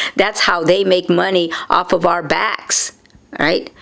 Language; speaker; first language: English; native; English